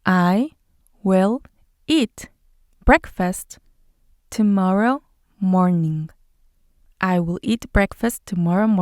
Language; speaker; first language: English; non-native, fluent; Spanish